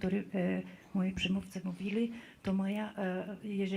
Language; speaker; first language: Polish; non-native, fluent; Tajik